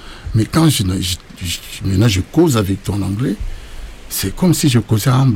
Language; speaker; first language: French; non-native, local second language; Lingala